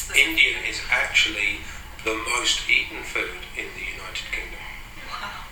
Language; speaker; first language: English; native; English